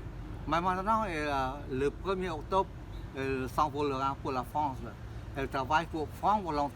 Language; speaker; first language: French; non-native, fluent; Khmer